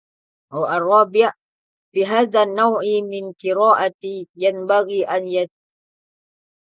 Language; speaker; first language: Arabic; non-native, learner; Indonesian